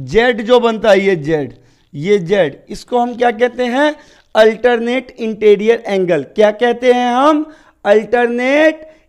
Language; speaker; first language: Hindi; native; Hindi